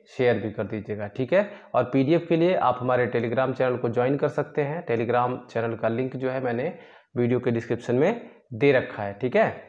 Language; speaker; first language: Hindi; native; Hindi